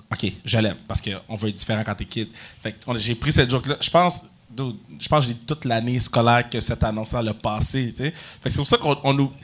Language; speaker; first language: French; native; French